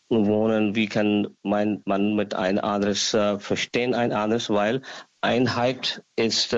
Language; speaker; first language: German; non-native, learner; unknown